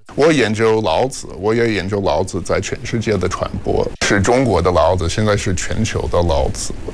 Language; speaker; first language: Chinese; non-native, fluent; English